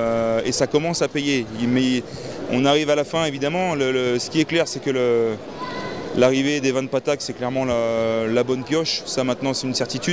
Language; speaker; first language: French; native; French